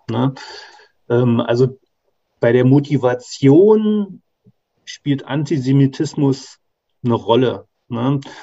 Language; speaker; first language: German; native; German